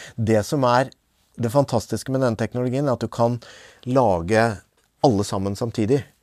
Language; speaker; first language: Norwegian; native; Norwegian